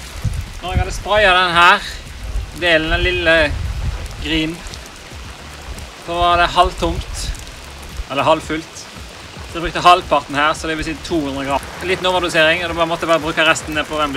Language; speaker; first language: Norwegian; native; Norwegian